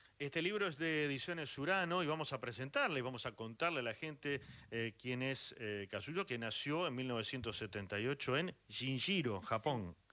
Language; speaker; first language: Spanish; native; Spanish